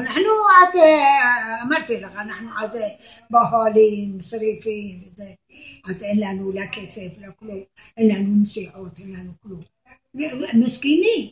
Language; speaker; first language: Hebrew; non-native, learner; Arabic